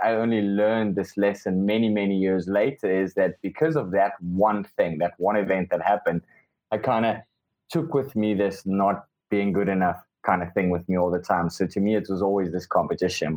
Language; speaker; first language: English; non-native, local second language; Afrikaans